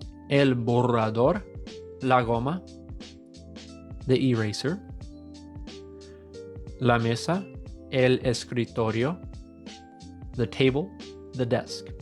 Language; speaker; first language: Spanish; non-native, fluent; English